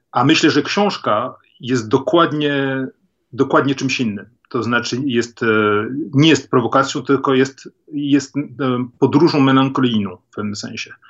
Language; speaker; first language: Polish; early bilingual, heritage; Polish